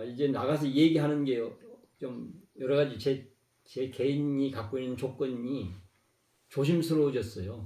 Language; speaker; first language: Korean; native; Korean